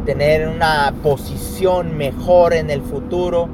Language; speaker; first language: Spanish; early bilingual, heritage; Spanish